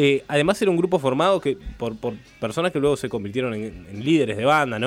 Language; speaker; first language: Spanish; native; Spanish